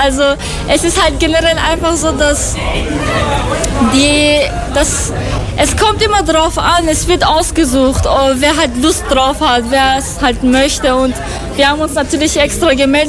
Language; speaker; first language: German; non-native, fluent; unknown